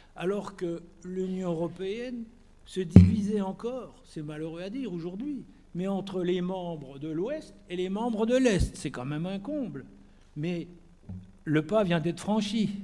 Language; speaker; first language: French; native; French